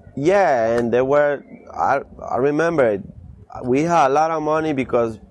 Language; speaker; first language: English; early bilingual, other home language; Spanish